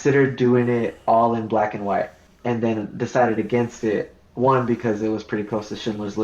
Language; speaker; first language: English; native; English